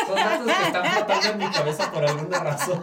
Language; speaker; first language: Spanish; native; Spanish